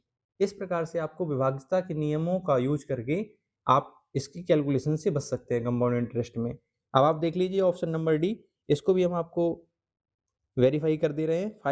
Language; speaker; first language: Hindi; native; Hindi